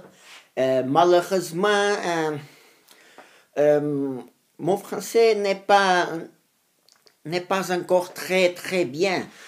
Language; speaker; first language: French; non-native, learner; Spanish